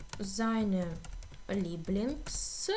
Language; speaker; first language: German; non-native, fluent; Ukrainian